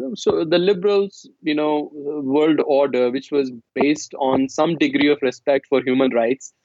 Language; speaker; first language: English; non-native, local second language; Kashmiri